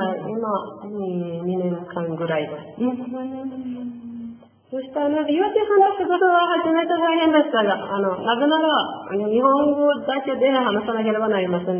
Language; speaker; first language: Japanese; non-native, learner; Persian